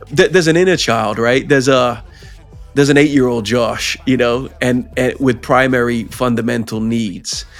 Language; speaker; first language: English; native; English